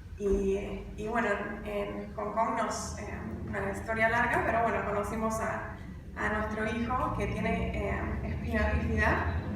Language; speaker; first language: Spanish; non-native, fluent; English